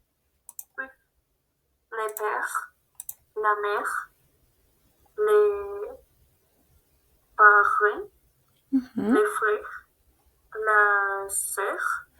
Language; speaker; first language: French; non-native, learner; Spanish